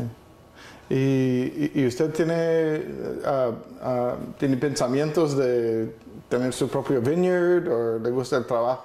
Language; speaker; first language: Spanish; non-native, fluent; English